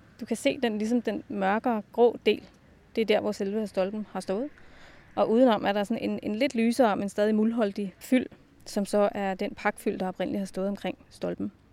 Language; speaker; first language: Danish; native; Danish